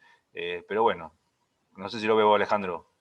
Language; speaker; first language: Spanish; native; Spanish